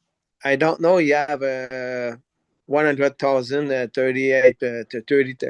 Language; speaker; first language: English; non-native, learner; French